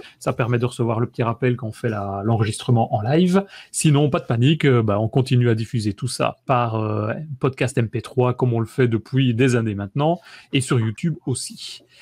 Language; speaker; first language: French; native; French